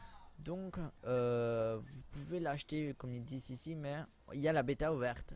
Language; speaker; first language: French; native; French